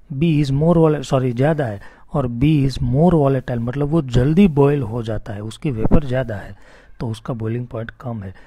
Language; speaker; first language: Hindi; non-native, local second language; Gujarati